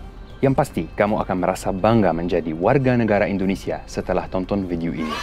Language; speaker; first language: Indonesian; non-native, fluent; Arabic